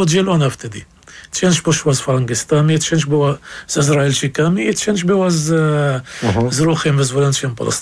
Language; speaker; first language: Polish; non-native, fluent; Arabic